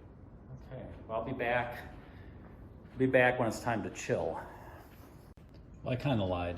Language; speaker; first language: English; native; English